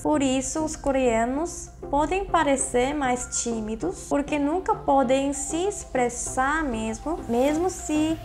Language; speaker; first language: Portuguese; non-native, fluent; Korean